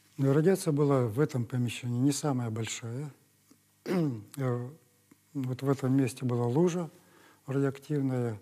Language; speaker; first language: Russian; native; Russian